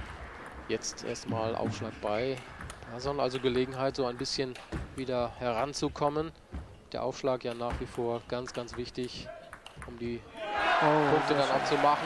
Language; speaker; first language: German; native; German